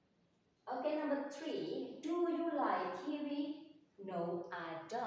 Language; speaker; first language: English; non-native, fluent; Indonesian